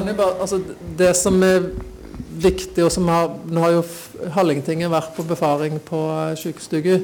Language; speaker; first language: Norwegian; native; Norwegian